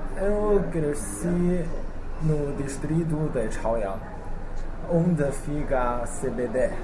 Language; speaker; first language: Portuguese; non-native, learner; Chinese